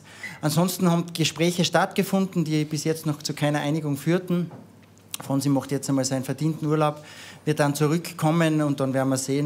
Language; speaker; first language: German; native; German